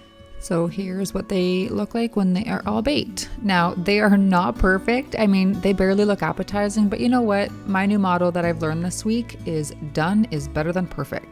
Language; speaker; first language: English; native; English